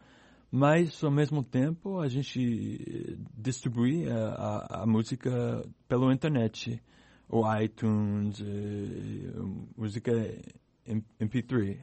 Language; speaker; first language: Portuguese; non-native, learner; English